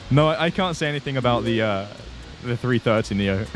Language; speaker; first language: English; native; English